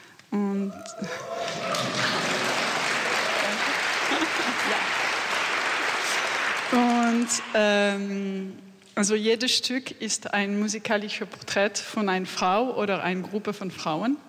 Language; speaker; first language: German; non-native, learner; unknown